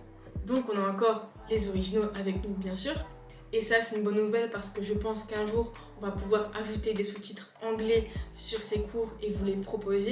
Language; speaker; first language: French; native; French